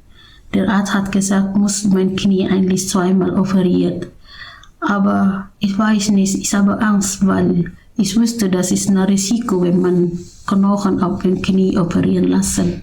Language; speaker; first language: German; non-native, learner; Indonesian